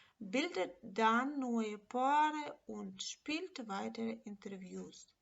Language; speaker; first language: German; non-native, fluent; Ukrainian